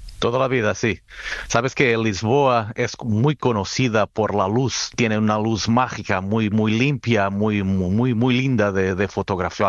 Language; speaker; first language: Spanish; non-native, fluent; Portuguese